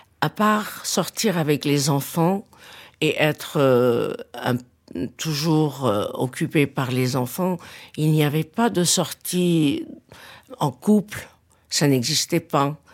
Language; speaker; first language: French; non-native, local second language; Arabic